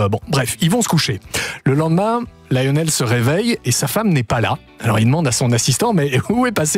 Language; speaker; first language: French; native; French